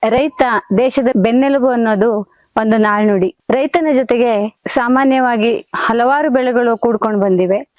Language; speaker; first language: Kannada; native; Kannada